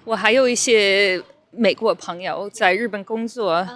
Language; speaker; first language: Chinese; non-native, fluent; English